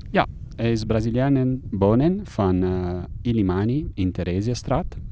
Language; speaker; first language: Dutch; non-native, fluent; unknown